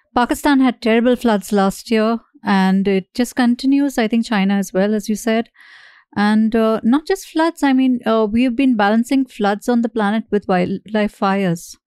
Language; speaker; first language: English; non-native, local second language; Hindi